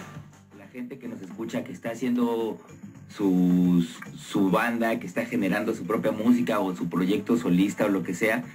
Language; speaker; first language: Spanish; native; Spanish